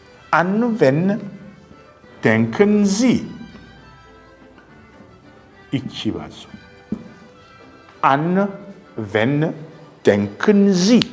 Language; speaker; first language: German; non-native, fluent; Rundi